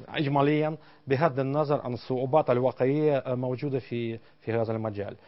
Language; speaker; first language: Arabic; non-native, fluent; Russian